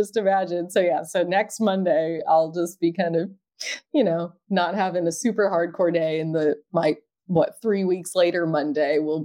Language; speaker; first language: English; native; English